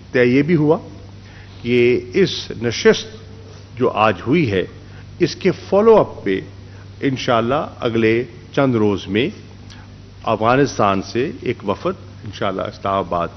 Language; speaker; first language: Urdu; non-native, local second language; Saraiki